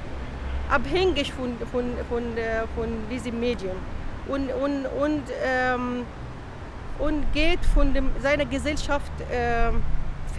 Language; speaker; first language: German; non-native, fluent; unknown